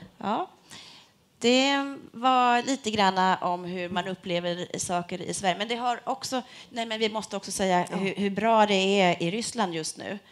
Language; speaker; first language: Swedish; native; Swedish